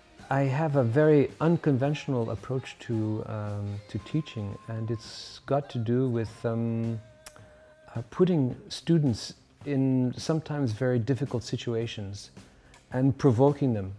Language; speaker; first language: English; native; English